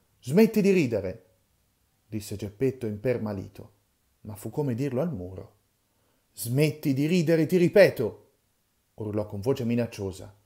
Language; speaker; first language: Italian; native; Italian